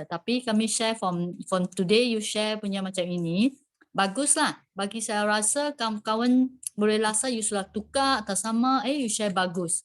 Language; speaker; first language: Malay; non-native, local second language; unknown